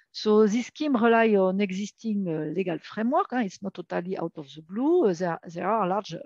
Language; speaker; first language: English; non-native, fluent; French